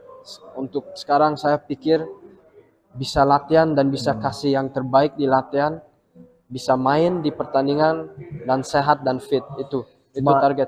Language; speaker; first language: Indonesian; early bilingual, heritage; English